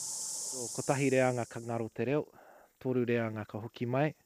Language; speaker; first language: Māori; non-native, local second language; English